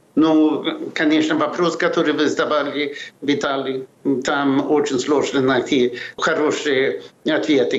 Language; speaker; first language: Russian; non-native, fluent; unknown